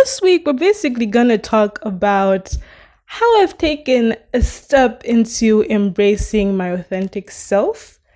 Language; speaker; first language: English; non-native, local second language; Nyanja